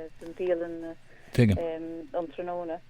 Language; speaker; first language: Irish; non-native, local second language; English